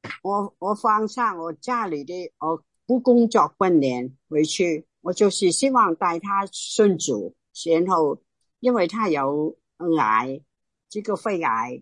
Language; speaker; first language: Chinese; non-native, local second language; Cantonese